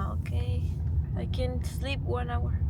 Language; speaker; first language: English; non-native, learner; Spanish